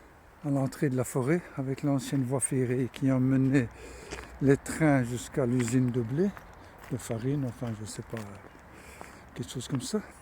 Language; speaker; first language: French; native; French